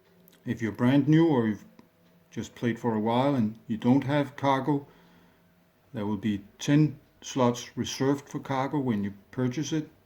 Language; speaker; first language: English; non-native, fluent; Danish